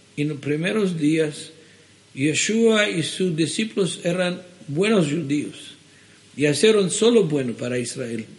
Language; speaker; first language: Spanish; early bilingual, heritage; Spanish